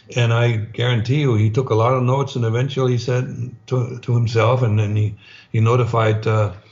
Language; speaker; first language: English; non-native, fluent; German